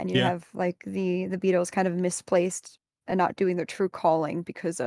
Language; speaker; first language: English; native; English